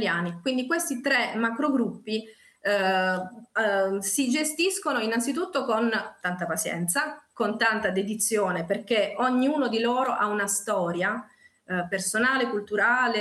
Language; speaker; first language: Italian; native; Italian